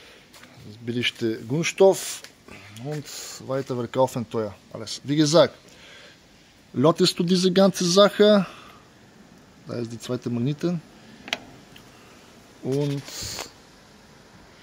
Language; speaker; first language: German; non-native, learner; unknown